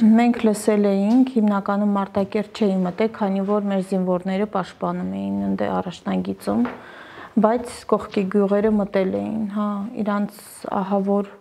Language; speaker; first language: Armenian; native; Armenian